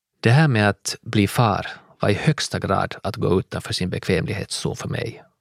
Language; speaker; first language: Swedish; native; Swedish